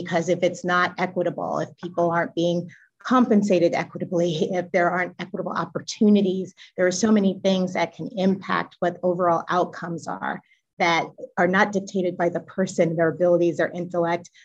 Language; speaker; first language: English; native; English